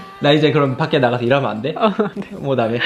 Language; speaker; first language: Korean; native; Korean